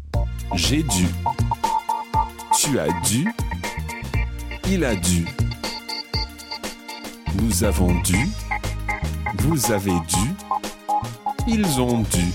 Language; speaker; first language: French; non-native, fluent; English